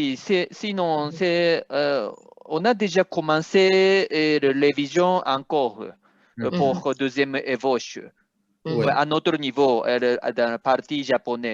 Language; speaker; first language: French; non-native, fluent; Japanese